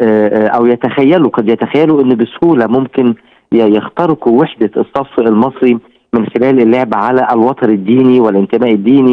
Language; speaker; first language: Arabic; native; Arabic